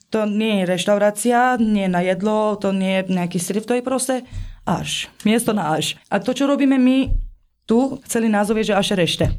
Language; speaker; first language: Slovak; non-native, fluent; Persian